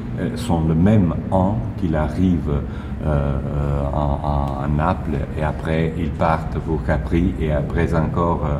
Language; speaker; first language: French; non-native, learner; Italian